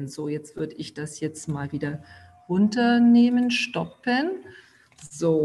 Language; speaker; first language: German; native; German